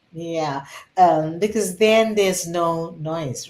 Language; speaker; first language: English; native; English